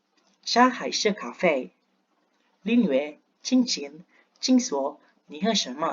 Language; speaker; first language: Chinese; non-native, learner; Indonesian